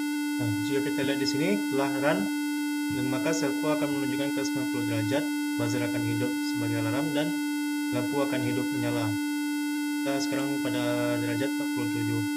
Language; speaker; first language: Indonesian; native; Indonesian